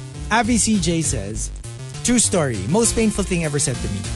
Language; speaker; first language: English; non-native, local second language; Filipino